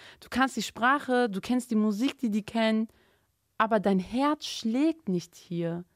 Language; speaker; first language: German; early bilingual, other home language; Turkish